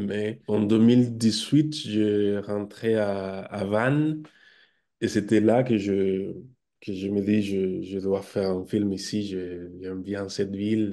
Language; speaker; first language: French; non-native, fluent; Spanish